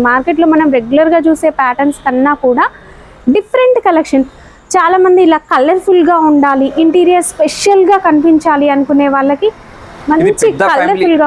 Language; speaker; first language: Telugu; native; Telugu